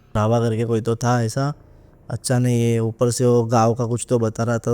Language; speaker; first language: Hindi; non-native, local second language; Marathi